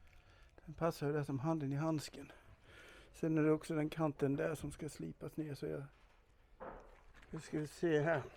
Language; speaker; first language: Swedish; native; Swedish